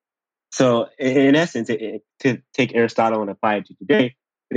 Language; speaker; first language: English; native; English